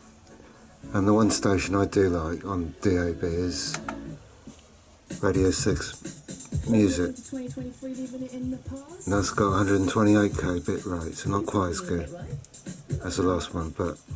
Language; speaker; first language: English; native; English